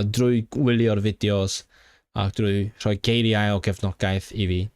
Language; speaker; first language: Welsh; non-native, fluent; Cantonese